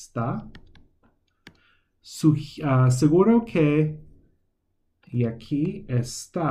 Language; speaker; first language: Spanish; non-native, fluent; English